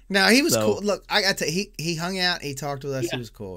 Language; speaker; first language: English; native; English